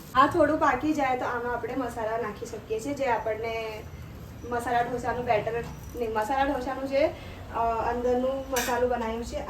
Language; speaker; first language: Gujarati; non-native, local second language; Nepali